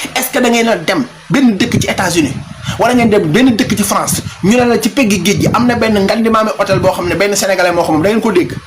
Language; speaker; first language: Wolof; non-native, local second language; Fula